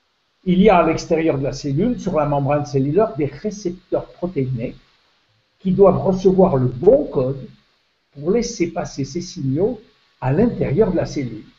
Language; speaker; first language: French; native; French